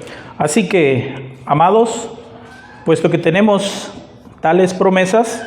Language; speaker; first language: Spanish; native; Spanish